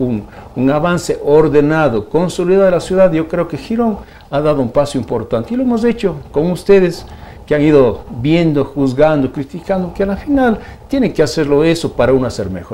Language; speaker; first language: Spanish; native; Spanish